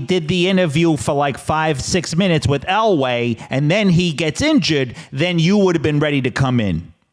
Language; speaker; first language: English; native; English